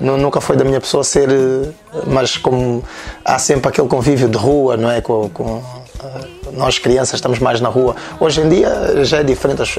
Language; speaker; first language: Portuguese; native; Portuguese